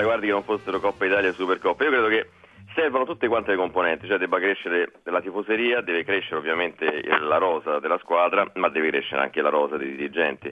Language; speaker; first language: Italian; native; Italian